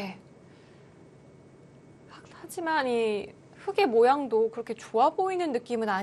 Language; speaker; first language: Korean; native; Korean